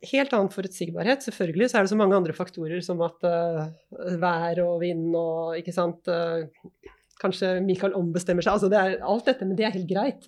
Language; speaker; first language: Norwegian; native; Norwegian